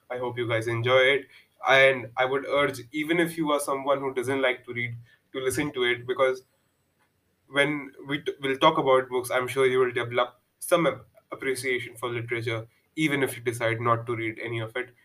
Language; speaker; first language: English; non-native, local second language; Hindi